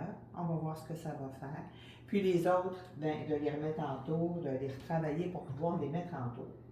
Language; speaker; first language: French; native; French